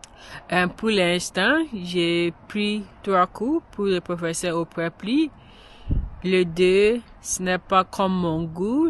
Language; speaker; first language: French; non-native, learner; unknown